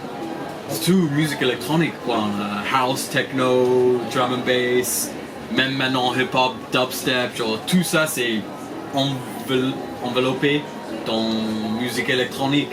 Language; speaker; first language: French; non-native, fluent; English